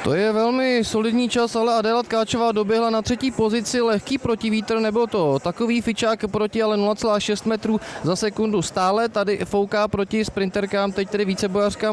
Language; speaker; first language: Czech; native; Czech